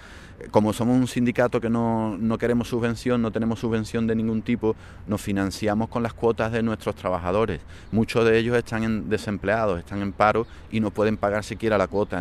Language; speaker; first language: Spanish; native; Spanish